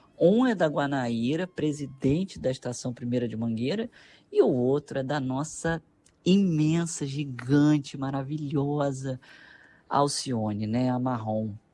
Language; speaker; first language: Portuguese; native; Portuguese